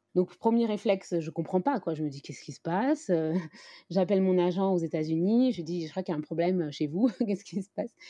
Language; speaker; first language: French; native; French